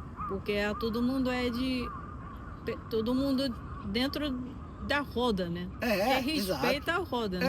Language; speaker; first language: Portuguese; non-native, fluent; Japanese